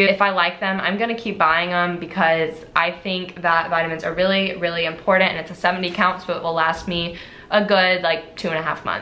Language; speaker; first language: English; native; English